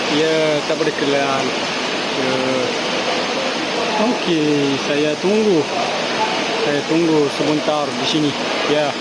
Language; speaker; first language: Malay; non-native, learner; Japanese